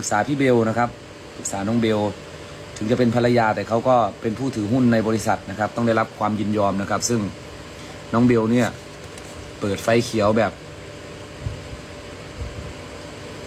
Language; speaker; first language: Thai; native; Thai